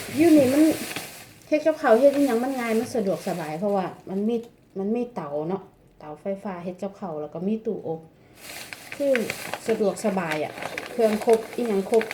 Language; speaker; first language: Thai; non-native, local second language; Northeastern Thai